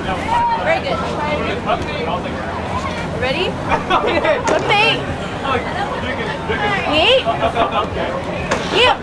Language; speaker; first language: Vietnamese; early bilingual, heritage; Vietnamese